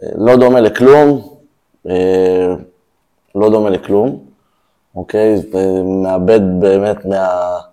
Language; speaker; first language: Hebrew; native; Hebrew